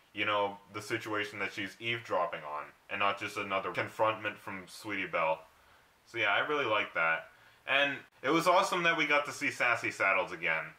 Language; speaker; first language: English; native; English